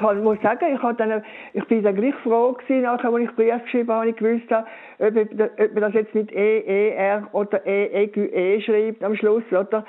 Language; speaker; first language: German; native; German